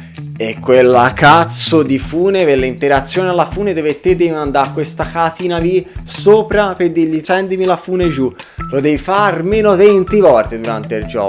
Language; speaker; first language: Italian; native; Italian